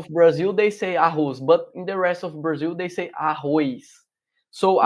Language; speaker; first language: English; non-native, learner; Portuguese